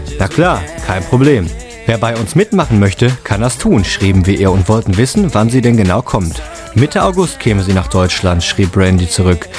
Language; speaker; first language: German; native; German